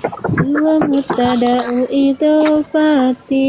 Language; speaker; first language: Arabic; non-native, learner; Indonesian